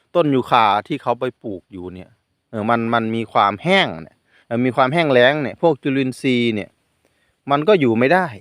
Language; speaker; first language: Thai; non-native, local second language; Northeastern Thai